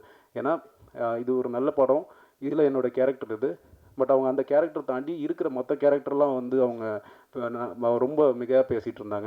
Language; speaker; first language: Tamil; native; Tamil